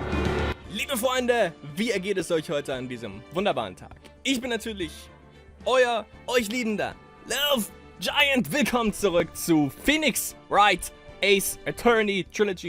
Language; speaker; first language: German; native; German